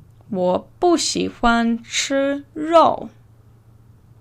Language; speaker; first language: Chinese; non-native, fluent; English